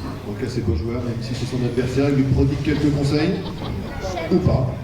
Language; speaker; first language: French; native; French